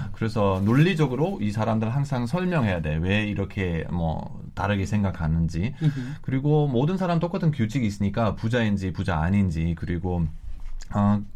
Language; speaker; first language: Korean; non-native, fluent; German